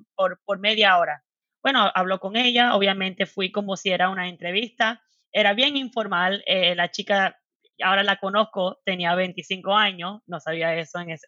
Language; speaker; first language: Spanish; early bilingual, heritage; Spanish